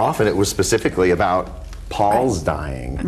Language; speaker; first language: English; native; English